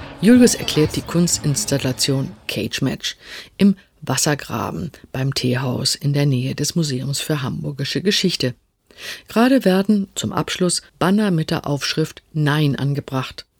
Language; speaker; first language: German; native; German